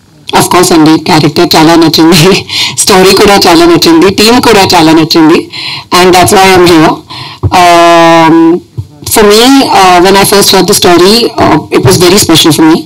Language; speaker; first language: Telugu; non-native, local second language; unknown